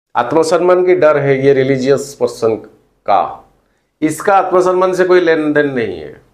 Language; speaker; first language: Hindi; non-native, local second language; Odia